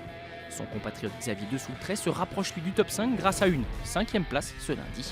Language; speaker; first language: French; native; French